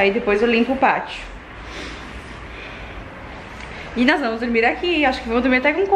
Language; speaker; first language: Portuguese; native; Portuguese